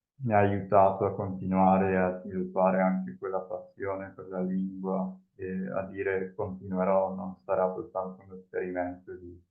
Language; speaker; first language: Italian; non-native, fluent; Spanish